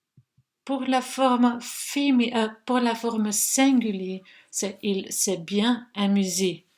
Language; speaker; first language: French; non-native, local second language; Dutch